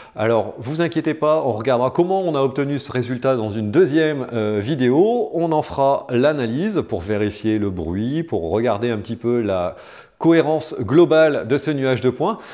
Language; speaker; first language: French; native; French